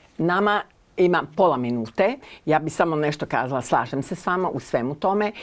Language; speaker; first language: Croatian; native; Croatian